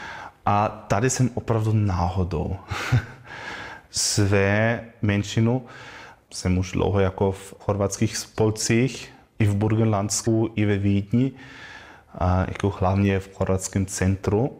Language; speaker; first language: Czech; non-native, learner; German